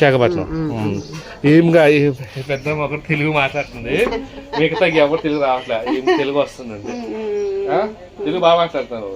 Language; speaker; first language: Telugu; native; Telugu